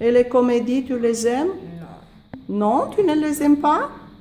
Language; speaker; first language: French; non-native, fluent; Romanian